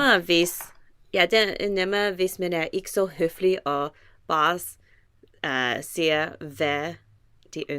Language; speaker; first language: Danish; non-native, learner; English